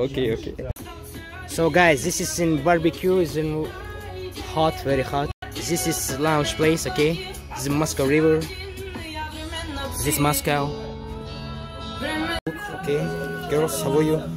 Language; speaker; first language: English; non-native, learner; Russian